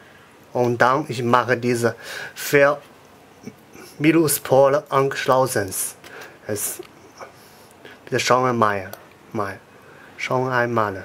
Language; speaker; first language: German; non-native, learner; Chinese